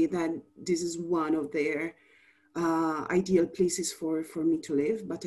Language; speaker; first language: English; non-native, fluent; Italian